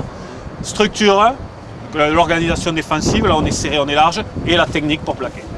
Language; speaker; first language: French; native; French